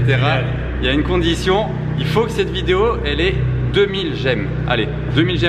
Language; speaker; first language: French; native; French